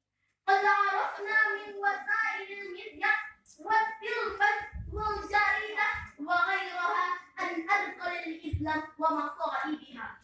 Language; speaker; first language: Arabic; non-native, learner; Indonesian